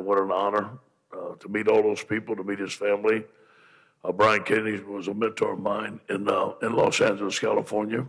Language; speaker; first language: English; native; English